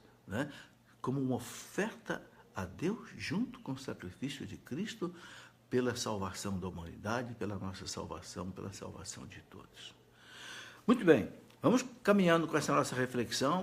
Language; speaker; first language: Portuguese; native; Portuguese